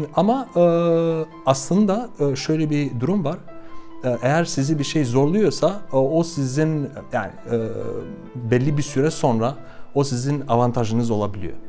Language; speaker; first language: Turkish; non-native, fluent; Albanian